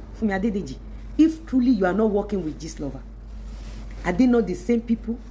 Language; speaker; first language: English; non-native, local second language; Yoruba